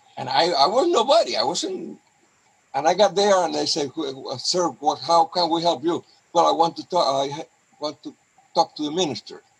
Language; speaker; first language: English; non-native, fluent; Spanish